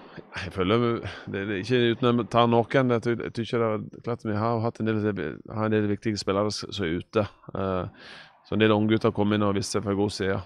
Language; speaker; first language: Norwegian; native; Norwegian